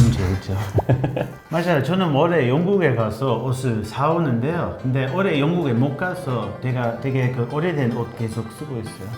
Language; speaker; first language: Korean; non-native, fluent; English